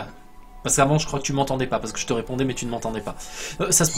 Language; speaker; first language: French; native; French